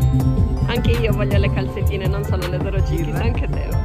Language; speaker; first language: Italian; native; Italian